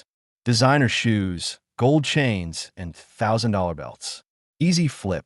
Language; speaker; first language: English; native; English